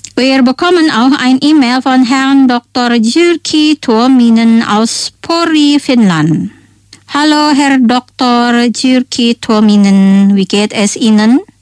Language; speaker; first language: German; non-native, fluent; Indonesian